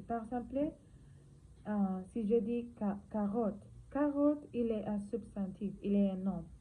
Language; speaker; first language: French; non-native, learner; Spanish